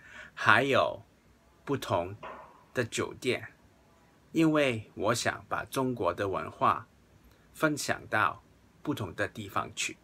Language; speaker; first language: Chinese; non-native, local second language; Cantonese